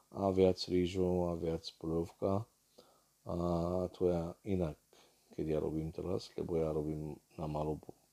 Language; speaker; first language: Slovak; non-native, learner; Arabic